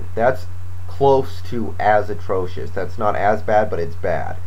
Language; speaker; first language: English; native; English